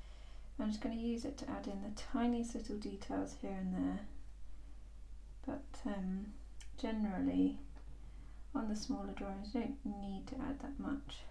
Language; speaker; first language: English; native; English